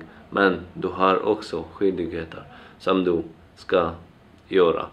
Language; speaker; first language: Swedish; non-native, learner; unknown